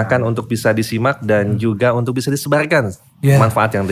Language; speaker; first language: Indonesian; native; Indonesian